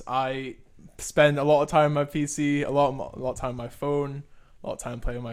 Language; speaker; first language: English; native; English